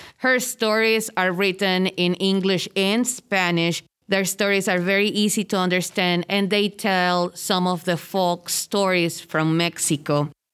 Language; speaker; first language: English; non-native, fluent; Spanish